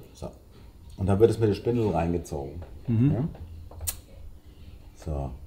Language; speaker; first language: German; native; German